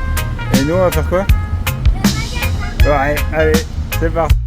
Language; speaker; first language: French; native; French